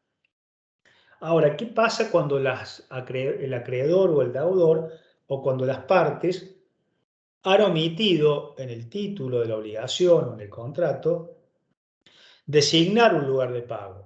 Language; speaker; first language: Spanish; native; Spanish